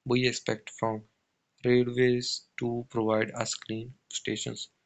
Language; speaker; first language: English; non-native, local second language; Punjabi